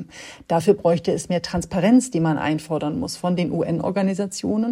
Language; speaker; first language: German; native; German